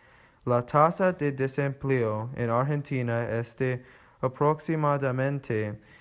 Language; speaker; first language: Spanish; non-native, learner; English